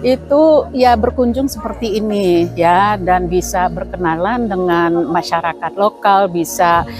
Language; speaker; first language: Indonesian; non-native, fluent; English